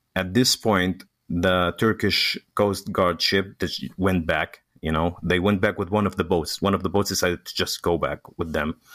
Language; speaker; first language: English; non-native, fluent; Arabic